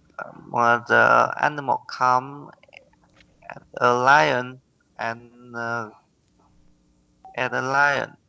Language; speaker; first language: English; non-native, learner; Vietnamese